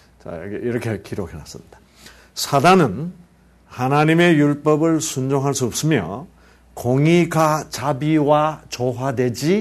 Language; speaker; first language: Korean; native; Korean